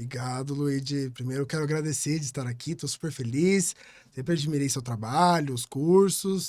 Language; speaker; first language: Portuguese; native; Portuguese